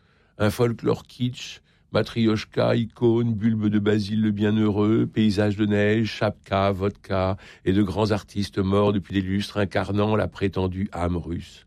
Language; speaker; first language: French; native; French